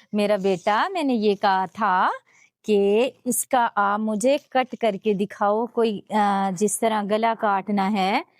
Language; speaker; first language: Urdu; non-native, local second language; Punjabi